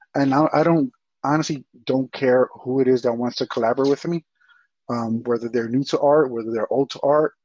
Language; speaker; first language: English; early bilingual, other home language; Spanish